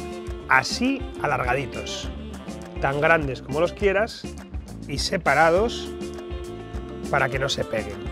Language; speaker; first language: Spanish; native; Spanish